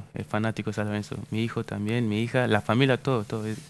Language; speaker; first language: Spanish; non-native, fluent; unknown